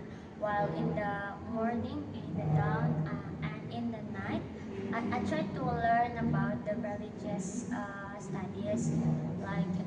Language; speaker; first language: English; non-native, learner; Indonesian